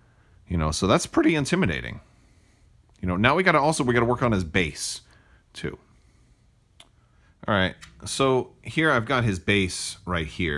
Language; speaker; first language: English; native; English